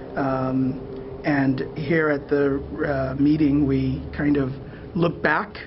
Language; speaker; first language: English; native; English